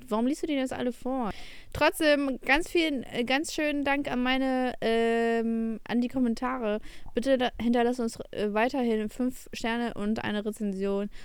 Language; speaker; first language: German; early bilingual, other home language; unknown